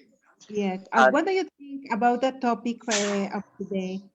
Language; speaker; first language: English; non-native, learner; Spanish